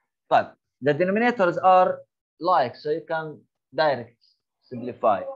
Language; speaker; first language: English; non-native, fluent; Arabic